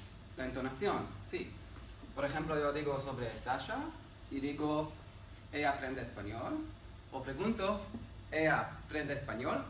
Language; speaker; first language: Spanish; non-native, learner; Hebrew